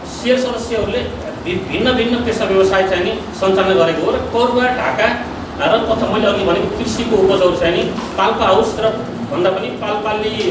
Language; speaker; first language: Nepali; native; Nepali